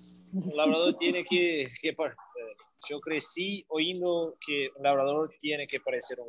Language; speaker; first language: Spanish; non-native, learner; Portuguese